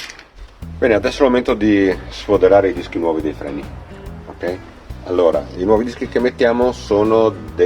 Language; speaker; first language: Italian; native; Italian